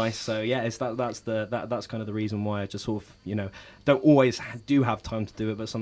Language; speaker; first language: English; native; English